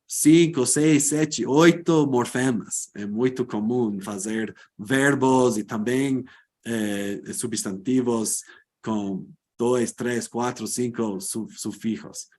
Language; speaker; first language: Portuguese; non-native, fluent; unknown